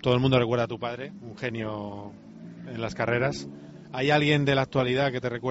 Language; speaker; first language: Spanish; native; Spanish